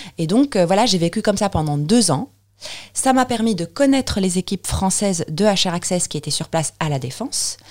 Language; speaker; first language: French; non-native, local second language; Arabic